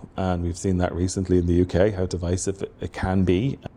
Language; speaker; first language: English; native; English